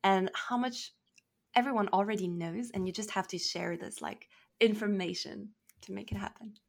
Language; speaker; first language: English; non-native, fluent; French